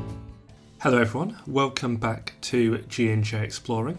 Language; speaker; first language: English; native; English